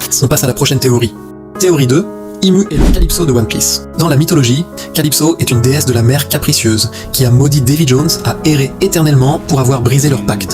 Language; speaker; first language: French; native; French